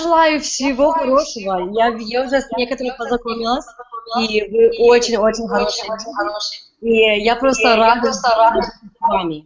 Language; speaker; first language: Russian; early bilingual, heritage; Russian